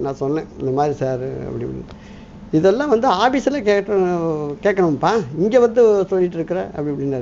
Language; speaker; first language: Tamil; native; Tamil